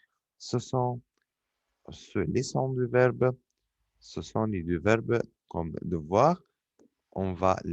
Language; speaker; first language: French; non-native, fluent; Arabic